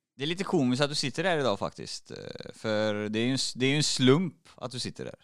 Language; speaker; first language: Swedish; native; Swedish